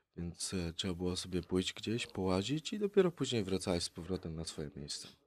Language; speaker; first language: Polish; native; Polish